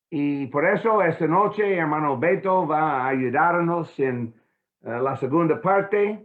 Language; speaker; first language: Spanish; non-native, fluent; English